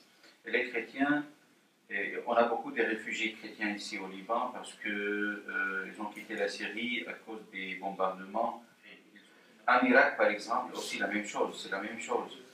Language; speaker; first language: French; non-native, fluent; Arabic